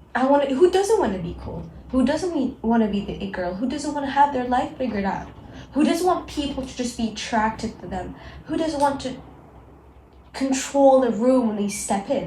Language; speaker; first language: English; non-native, local second language; Arabic